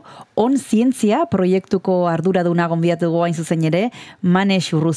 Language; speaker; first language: Basque; native; Basque